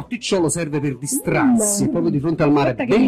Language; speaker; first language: Italian; native; Italian